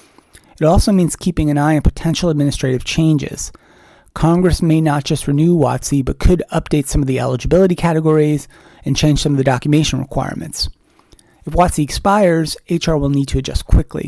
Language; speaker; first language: English; native; English